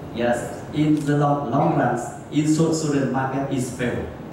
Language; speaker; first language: English; non-native, fluent; Vietnamese